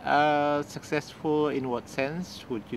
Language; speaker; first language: English; non-native, fluent; Indonesian